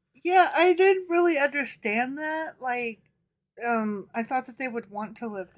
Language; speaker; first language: English; native; English